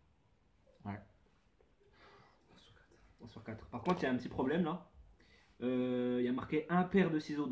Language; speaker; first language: French; native; French